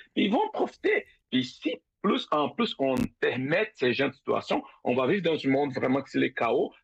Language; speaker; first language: French; non-native, fluent; Portuguese